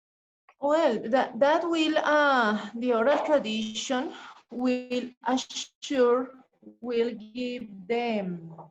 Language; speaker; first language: English; non-native, fluent; Spanish